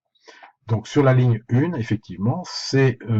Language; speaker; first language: French; native; French